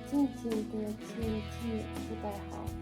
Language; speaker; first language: Chinese; non-native, learner; Russian